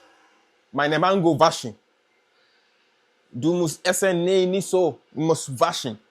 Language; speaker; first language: German; non-native, learner; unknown